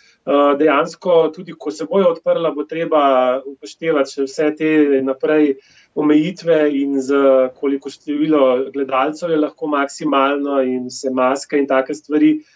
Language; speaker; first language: Slovenian; native; Slovenian